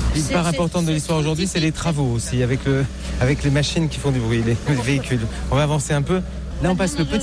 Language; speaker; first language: French; native; French